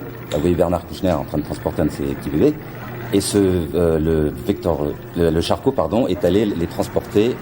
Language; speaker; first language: French; native; French